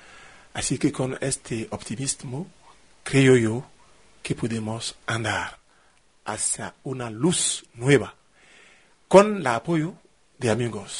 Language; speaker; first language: Spanish; non-native, fluent; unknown